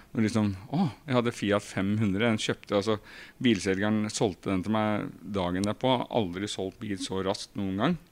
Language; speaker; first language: Norwegian; native; Norwegian